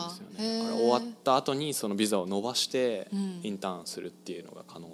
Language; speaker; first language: Japanese; native; Japanese